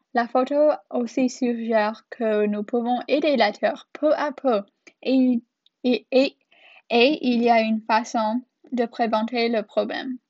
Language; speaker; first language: French; non-native, learner; English